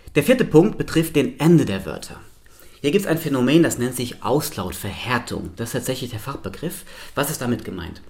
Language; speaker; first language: German; non-native, local second language; Luxembourgish